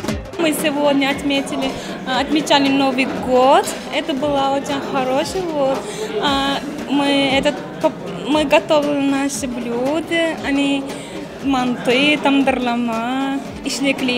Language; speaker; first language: Russian; non-native, learner; Turkmen